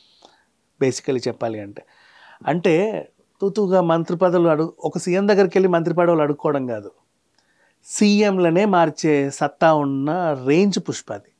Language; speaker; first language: Telugu; native; Telugu